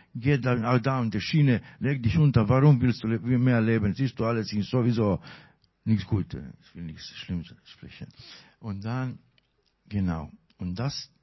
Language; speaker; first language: German; non-native, learner; Croatian